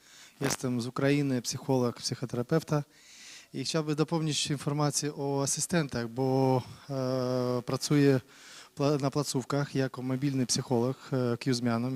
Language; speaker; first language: Polish; non-native, learner; Ukrainian